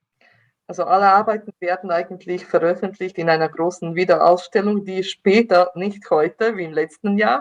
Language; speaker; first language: German; non-native, fluent; Croatian